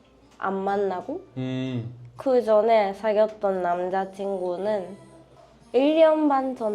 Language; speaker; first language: Korean; non-native, learner; Japanese